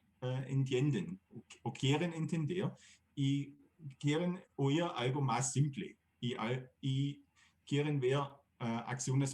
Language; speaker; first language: Spanish; non-native, fluent; German